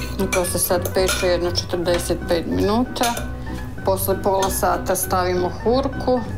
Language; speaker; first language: Croatian; non-native, local second language; Rusyn